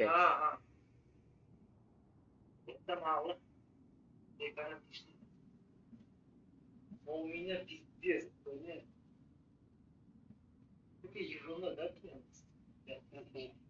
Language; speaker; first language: Russian; non-native, learner; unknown